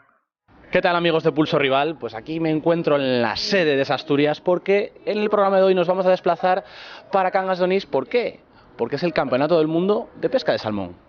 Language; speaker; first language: Spanish; native; Spanish